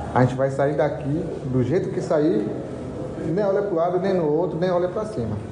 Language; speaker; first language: Portuguese; non-native, local second language; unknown